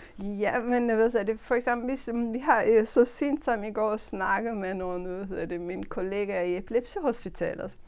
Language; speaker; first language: Danish; non-native, fluent; Turkish